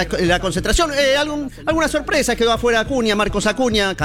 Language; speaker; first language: Spanish; native; Spanish